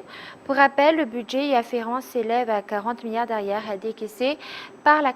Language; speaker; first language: French; non-native, local second language; Malagasy